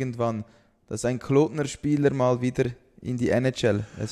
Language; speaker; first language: German; native; German